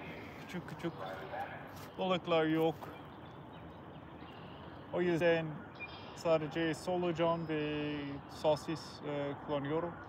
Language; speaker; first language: Turkish; non-native, learner; English